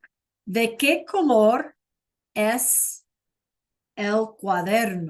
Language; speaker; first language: Spanish; non-native, fluent; English